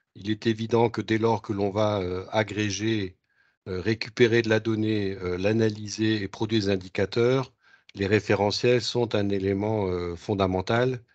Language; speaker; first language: French; native; French